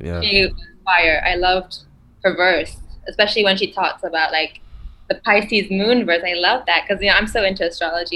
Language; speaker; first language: English; non-native, local second language; Malay